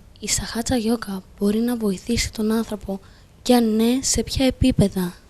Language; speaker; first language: Greek; native; Greek